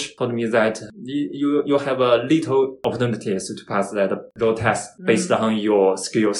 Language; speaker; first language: English; non-native, learner; Chinese